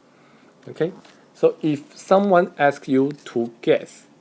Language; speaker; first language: English; non-native, fluent; Chinese